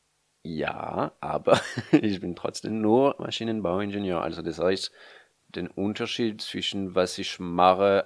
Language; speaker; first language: German; non-native, fluent; French